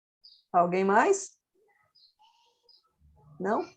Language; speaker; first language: Portuguese; native; Portuguese